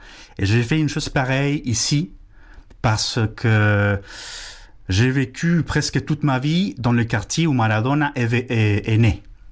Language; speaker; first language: French; non-native, fluent; Spanish